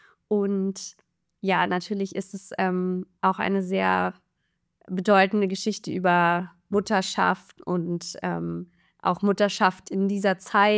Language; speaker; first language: German; native; German